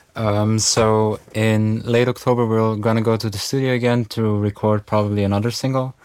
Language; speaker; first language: English; non-native, fluent; Macedonian